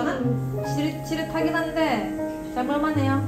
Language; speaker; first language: Korean; non-native, fluent; Indonesian